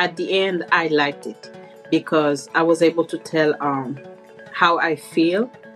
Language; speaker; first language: English; non-native, fluent; French